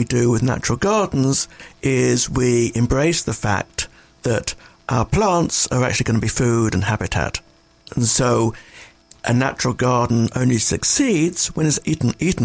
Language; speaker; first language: English; native; English